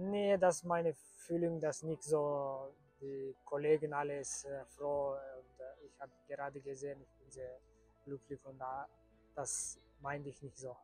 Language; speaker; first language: German; non-native, learner; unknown